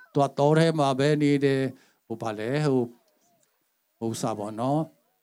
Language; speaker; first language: Burmese; non-native, local second language; Tedim Chin